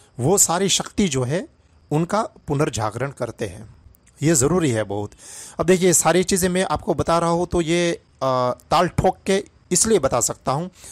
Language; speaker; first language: Hindi; non-native, local second language; Gujarati